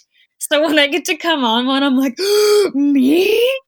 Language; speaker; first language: English; native; English